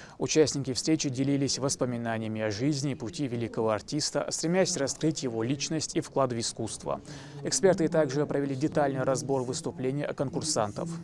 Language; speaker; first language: Russian; non-native, local second language; Chechen